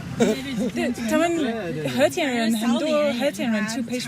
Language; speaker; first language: Chinese; non-native, learner; English